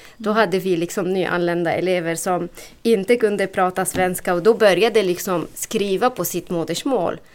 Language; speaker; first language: Swedish; non-native, fluent; Arabic